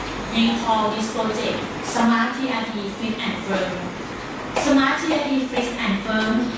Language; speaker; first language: English; non-native, learner; Thai